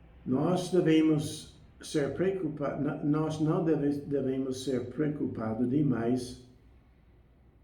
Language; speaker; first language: Portuguese; non-native, fluent; English